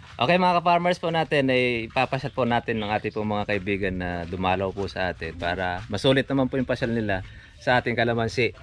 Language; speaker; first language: Filipino; native; Filipino